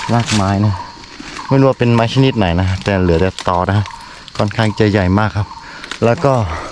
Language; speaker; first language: Thai; non-native, local second language; Karen languages